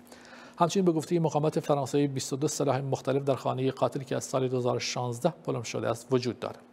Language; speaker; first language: Persian; non-native, local second language; Kurdish